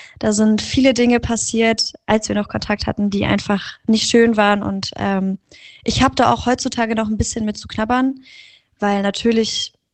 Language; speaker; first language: German; native; German